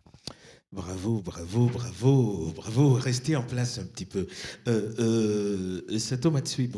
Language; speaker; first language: French; native; French